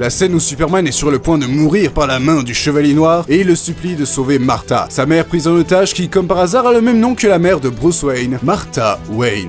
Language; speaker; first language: French; native; French